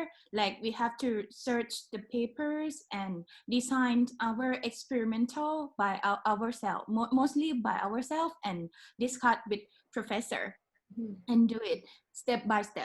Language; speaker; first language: English; non-native, learner; Thai